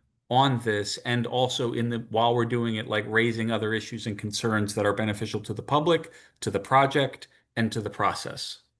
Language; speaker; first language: English; native; English